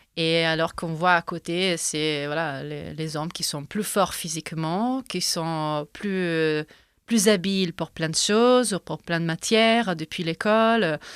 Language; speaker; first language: French; non-native, fluent; Italian